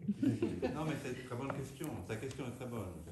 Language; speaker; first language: French; native; French